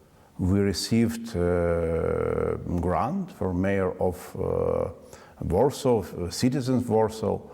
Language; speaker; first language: English; non-native, learner; Ukrainian